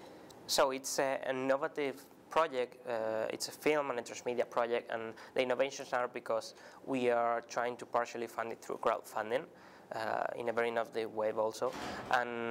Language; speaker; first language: English; non-native, fluent; Spanish